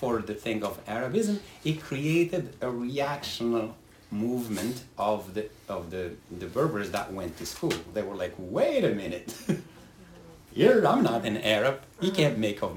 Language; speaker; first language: English; non-native, fluent; Arabic